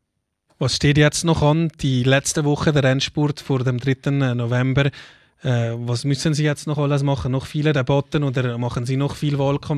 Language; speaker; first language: German; native; German